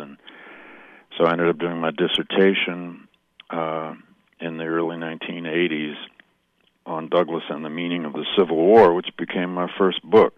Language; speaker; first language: English; native; English